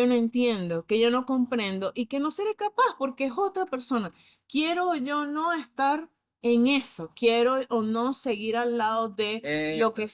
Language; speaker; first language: Spanish; native; Spanish